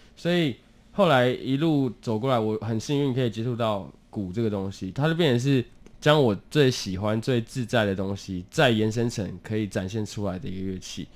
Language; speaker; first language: Chinese; native; Chinese